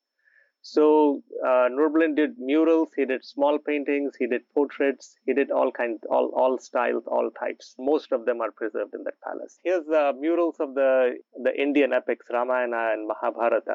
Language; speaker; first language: English; non-native, local second language; Urdu